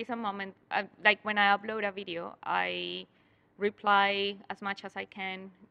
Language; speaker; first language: English; non-native, fluent; Spanish